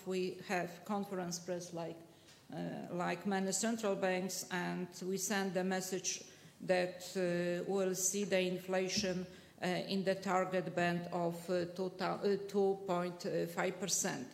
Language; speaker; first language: English; non-native, fluent; Polish